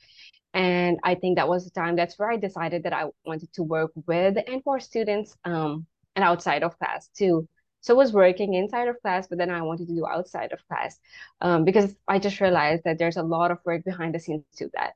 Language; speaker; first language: English; non-native, local second language; Urdu